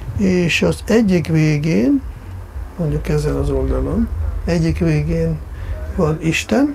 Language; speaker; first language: Hungarian; non-native, fluent; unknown